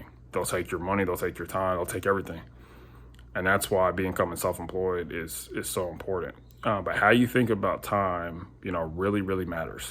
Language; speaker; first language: English; native; English